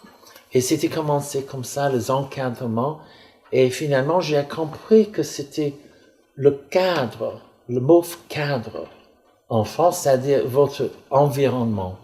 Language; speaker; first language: French; non-native, fluent; English